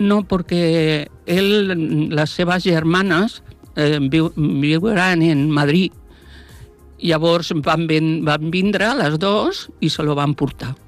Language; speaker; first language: Catalan; non-native, local second language; Spanish